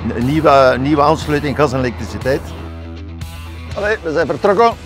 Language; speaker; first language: Dutch; non-native, local second language; French